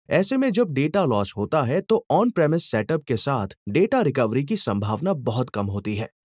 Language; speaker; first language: Hindi; native; Hindi